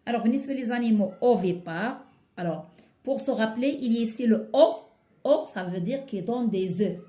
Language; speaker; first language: French; non-native, local second language; Arabic